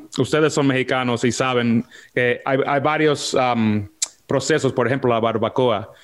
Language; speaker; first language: Spanish; early bilingual, heritage; Spanish